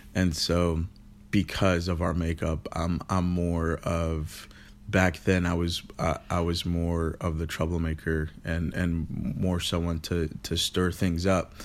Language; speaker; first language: English; early bilingual, other home language; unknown